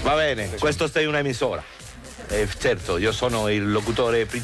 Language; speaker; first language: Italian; non-native, learner; Spanish